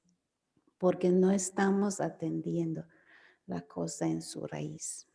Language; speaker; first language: Spanish; non-native, fluent; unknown